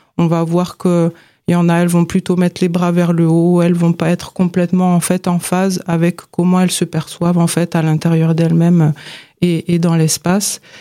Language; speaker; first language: French; native; French